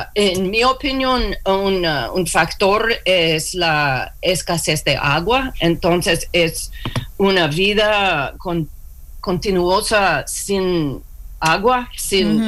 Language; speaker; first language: Spanish; non-native, learner; English